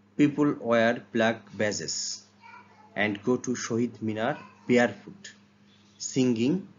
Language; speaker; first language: English; non-native, local second language; Bangla